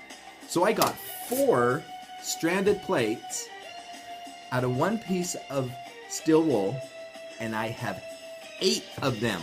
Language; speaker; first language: English; native; English